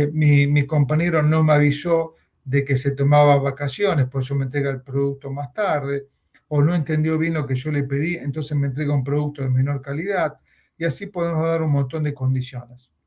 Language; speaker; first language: Spanish; native; Spanish